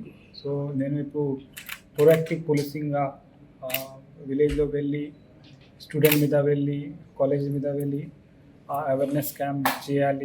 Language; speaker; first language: Telugu; non-native, fluent; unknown